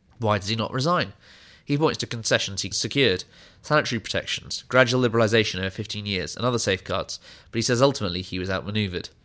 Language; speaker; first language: English; native; English